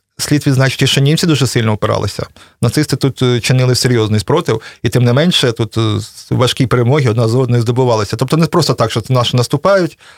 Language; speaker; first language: Ukrainian; native; Ukrainian